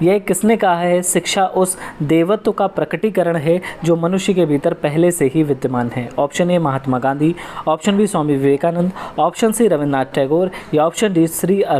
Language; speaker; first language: Hindi; native; Hindi